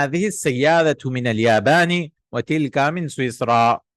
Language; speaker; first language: Arabic; non-native, fluent; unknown